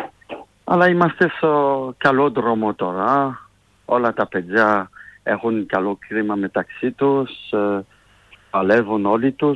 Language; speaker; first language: Greek; non-native, fluent; French